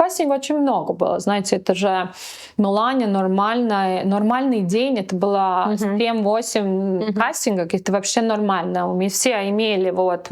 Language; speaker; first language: Russian; non-native, local second language; Latvian